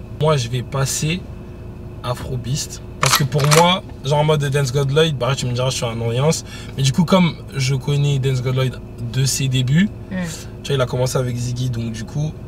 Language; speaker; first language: French; native; French